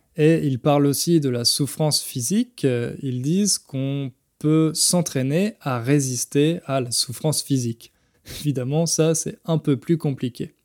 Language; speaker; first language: French; native; French